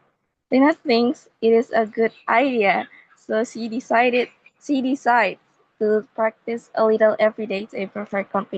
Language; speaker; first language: English; non-native, learner; Indonesian